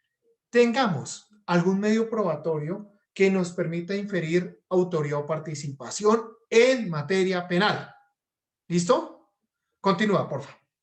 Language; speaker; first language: Spanish; native; Spanish